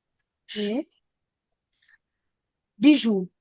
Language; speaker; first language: French; non-native, fluent; Hindi